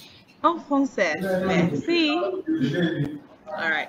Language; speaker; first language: French; non-native, fluent; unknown